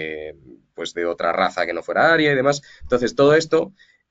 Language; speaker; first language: Spanish; native; Spanish